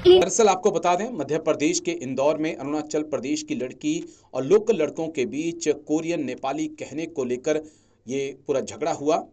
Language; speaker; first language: Hindi; native; Hindi